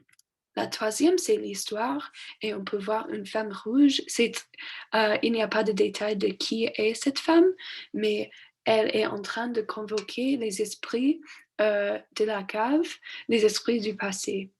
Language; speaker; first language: French; non-native, learner; English